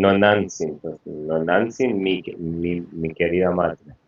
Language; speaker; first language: Spanish; non-native, fluent; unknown